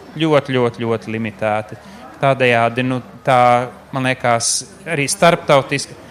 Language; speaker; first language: Latvian; early bilingual, heritage; Latvian